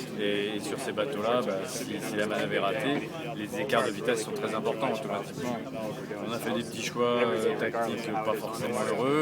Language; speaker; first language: French; native; French